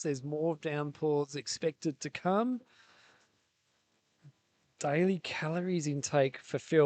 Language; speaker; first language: English; native; English